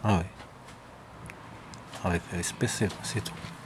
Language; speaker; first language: French; non-native, learner; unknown